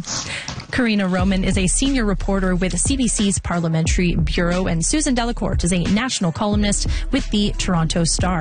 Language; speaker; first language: English; native; English